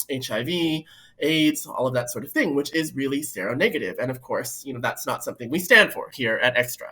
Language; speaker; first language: English; native; English